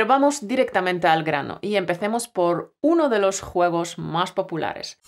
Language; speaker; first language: Spanish; native; Spanish